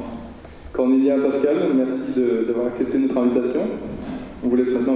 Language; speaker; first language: French; native; French